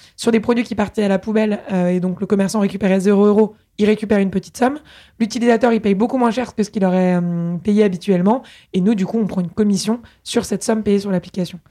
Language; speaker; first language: French; native; French